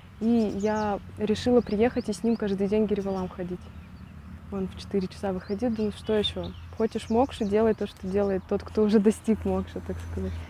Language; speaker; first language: Russian; native; Russian